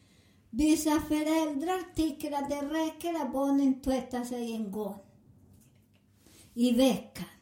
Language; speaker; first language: Swedish; non-native, learner; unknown